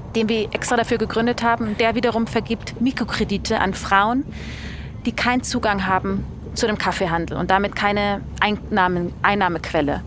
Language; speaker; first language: German; early bilingual, other home language; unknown